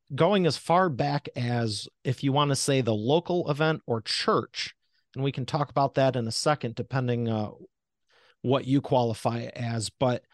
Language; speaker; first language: English; native; English